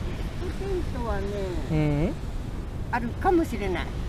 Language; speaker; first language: Japanese; native; Japanese